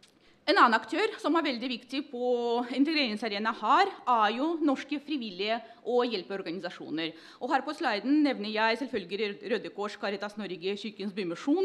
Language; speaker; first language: Norwegian; non-native, fluent; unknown